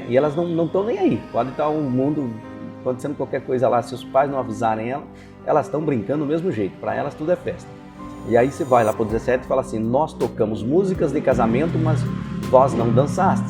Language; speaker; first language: Portuguese; native; Portuguese